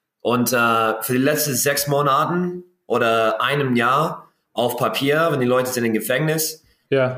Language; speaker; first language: German; non-native, learner; English